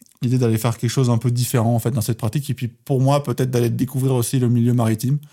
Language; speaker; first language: French; native; French